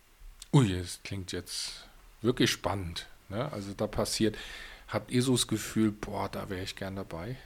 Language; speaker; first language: German; native; German